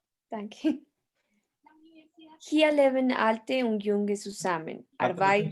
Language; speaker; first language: German; non-native, learner; Spanish